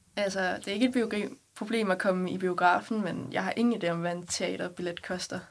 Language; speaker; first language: Danish; native; Danish